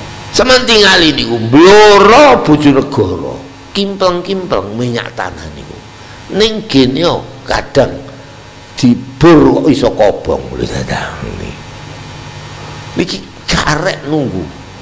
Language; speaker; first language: Indonesian; non-native, local second language; Javanese